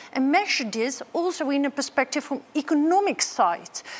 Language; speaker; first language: English; non-native, fluent; Dutch